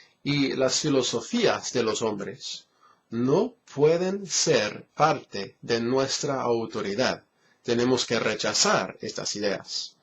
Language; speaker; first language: Spanish; non-native, fluent; English